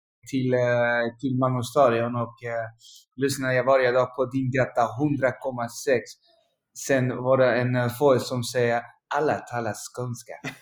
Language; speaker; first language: Swedish; non-native, learner; Dutch